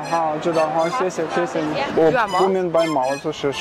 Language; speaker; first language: Chinese; non-native, learner; Russian